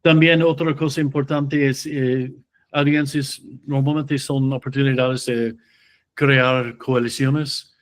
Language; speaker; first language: Spanish; non-native, fluent; English